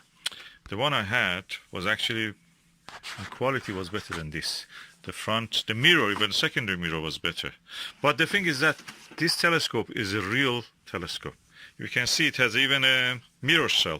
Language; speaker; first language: English; non-native, fluent; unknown